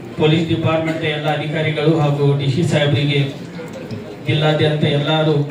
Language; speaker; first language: Kannada; non-native, local second language; Urdu